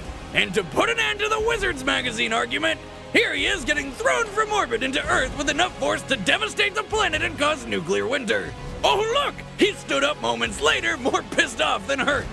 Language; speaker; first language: English; native; English